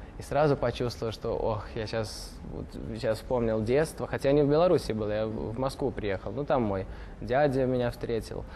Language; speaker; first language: Russian; early bilingual, heritage; Russian